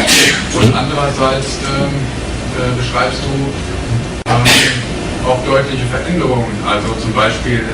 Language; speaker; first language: German; native; German